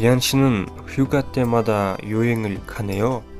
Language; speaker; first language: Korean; non-native, fluent; Kyrgyz